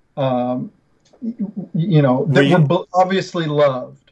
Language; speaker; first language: English; native; English